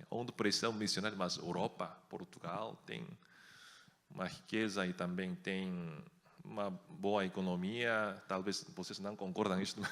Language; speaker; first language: Portuguese; non-native, fluent; Korean